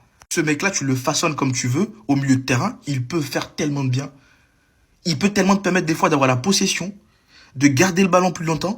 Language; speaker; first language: French; native; French